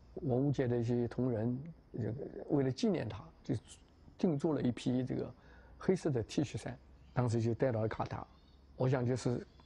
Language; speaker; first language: Chinese; native; Chinese